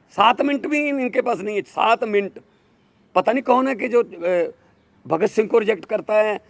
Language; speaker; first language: Hindi; non-native, local second language; Punjabi